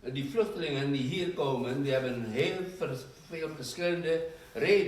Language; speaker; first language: Dutch; non-native, fluent; Indonesian